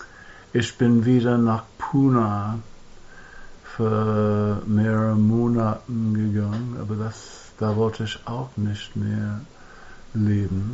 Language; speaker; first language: German; non-native, fluent; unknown